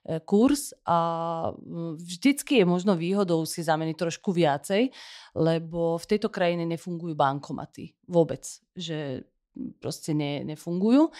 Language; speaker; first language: Slovak; early bilingual, heritage; Slovak